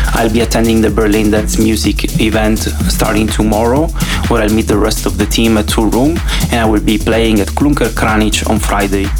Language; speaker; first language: English; non-native, fluent; Italian